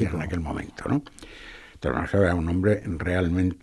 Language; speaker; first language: Spanish; native; Spanish